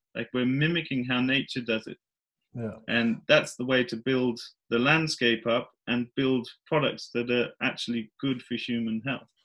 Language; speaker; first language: English; native; English